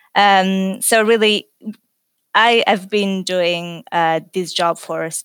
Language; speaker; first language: English; non-native, fluent; Italian